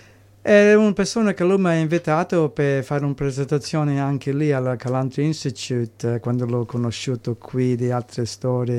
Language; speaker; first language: Italian; early bilingual, heritage; English